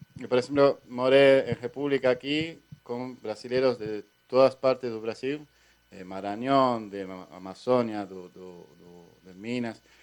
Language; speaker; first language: Portuguese; non-native, fluent; Spanish